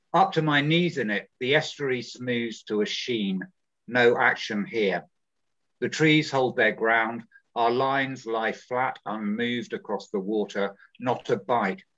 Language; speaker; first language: English; native; English